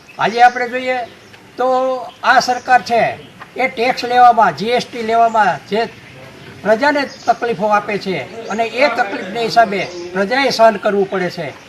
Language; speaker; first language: Gujarati; native; Gujarati